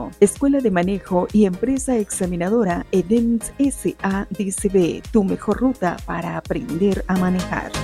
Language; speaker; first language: Spanish; native; Spanish